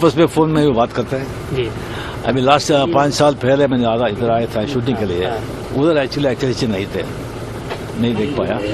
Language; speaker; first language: Hindi; non-native, local second language; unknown